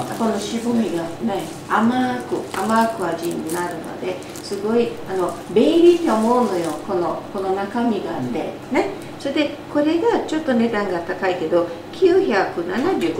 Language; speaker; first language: Japanese; non-native, fluent; Portuguese